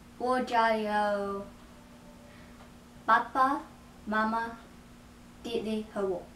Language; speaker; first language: Chinese; non-native, learner; English